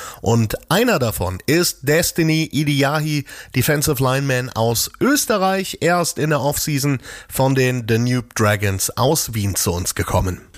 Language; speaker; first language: German; native; German